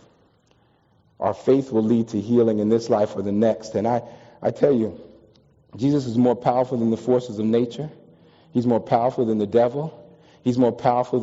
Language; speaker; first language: English; native; English